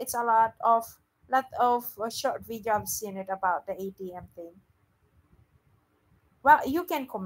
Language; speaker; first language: English; non-native, local second language; Filipino